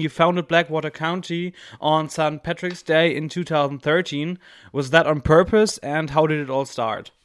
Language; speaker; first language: English; non-native, fluent; German